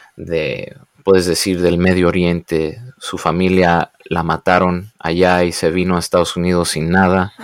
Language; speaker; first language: Spanish; early bilingual, heritage; Spanish